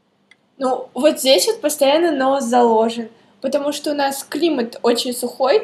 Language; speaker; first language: Russian; native; Russian